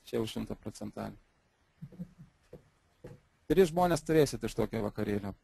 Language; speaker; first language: Lithuanian; native; Lithuanian